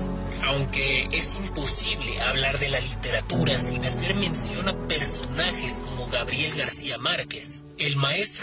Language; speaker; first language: Spanish; native; Spanish